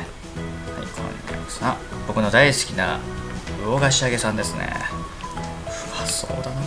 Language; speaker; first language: Japanese; native; Japanese